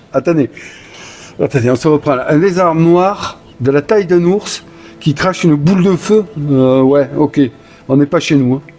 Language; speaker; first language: French; native; French